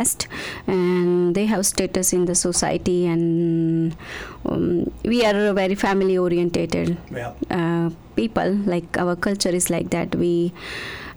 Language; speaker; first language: English; non-native, local second language; Gujarati